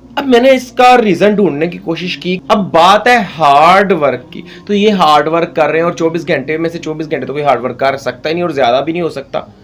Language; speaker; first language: Urdu; non-native, local second language; Punjabi